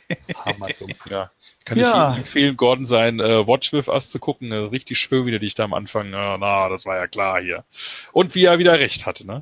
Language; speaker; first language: German; native; German